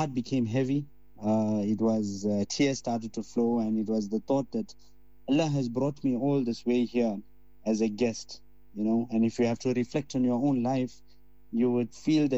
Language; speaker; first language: English; native; English